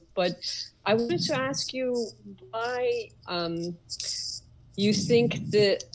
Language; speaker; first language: English; early bilingual, other home language; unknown